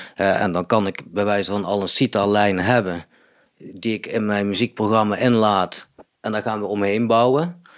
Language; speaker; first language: Dutch; native; Dutch